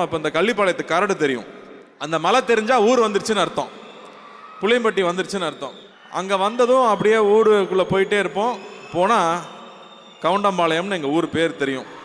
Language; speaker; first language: Tamil; native; Tamil